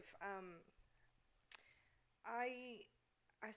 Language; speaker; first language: English; non-native, fluent; Spanish